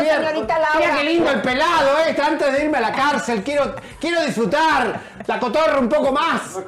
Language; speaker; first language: Spanish; native; Spanish